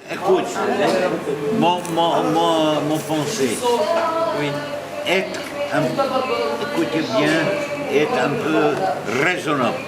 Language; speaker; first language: French; non-native, learner; Arabic